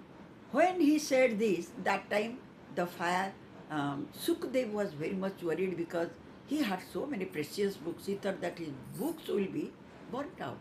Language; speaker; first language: English; non-native, local second language; Odia